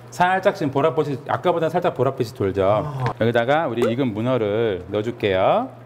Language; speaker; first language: Korean; native; Korean